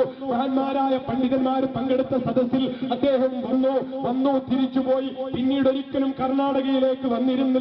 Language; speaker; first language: Malayalam; native; Malayalam